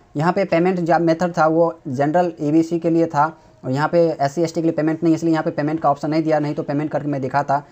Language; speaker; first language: Hindi; native; Hindi